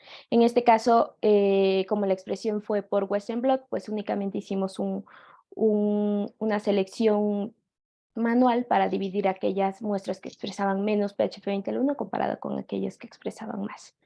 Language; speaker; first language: Spanish; native; Spanish